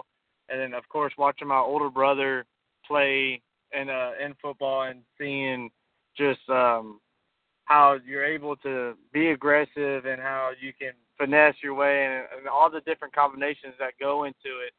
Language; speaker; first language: English; native; English